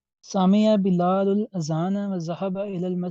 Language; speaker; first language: Arabic; non-native, learner; Urdu